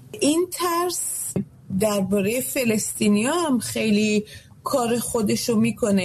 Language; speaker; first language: Persian; early bilingual, heritage; Persian